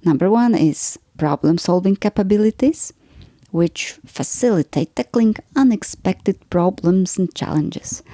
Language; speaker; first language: English; non-native, fluent; Polish